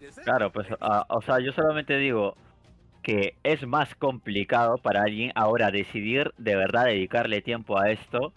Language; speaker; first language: Spanish; native; Spanish